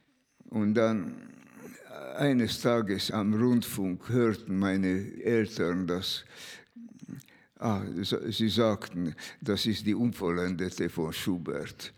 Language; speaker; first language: German; non-native, fluent; Hungarian